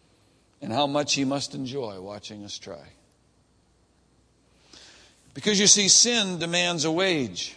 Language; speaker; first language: English; native; English